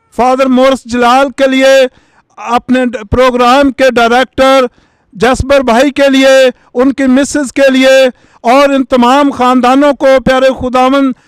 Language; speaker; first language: Urdu; non-native, local second language; Punjabi